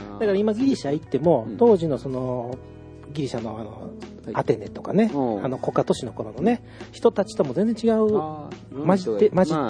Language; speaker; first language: Japanese; native; Japanese